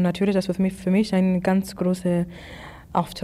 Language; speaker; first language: German; non-native, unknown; English